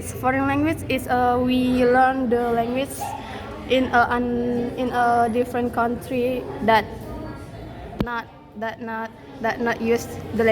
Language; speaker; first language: English; non-native, learner; Indonesian